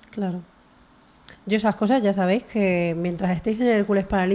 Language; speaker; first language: Spanish; native; Spanish